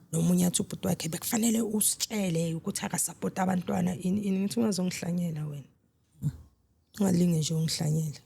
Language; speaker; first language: Zulu; native; Zulu